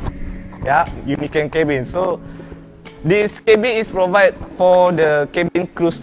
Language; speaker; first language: English; non-native, learner; Indonesian